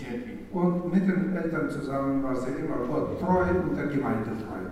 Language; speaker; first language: German; non-native, fluent; Russian